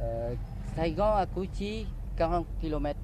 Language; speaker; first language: French; non-native, learner; Vietnamese